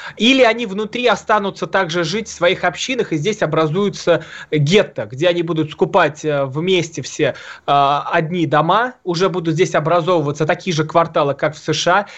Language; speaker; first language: Russian; native; Russian